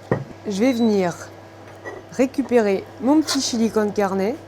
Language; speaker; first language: French; native; French